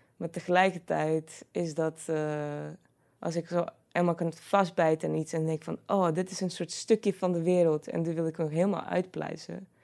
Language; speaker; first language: Dutch; non-native, fluent; Croatian